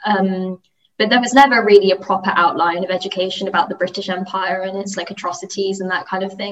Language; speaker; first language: English; native; English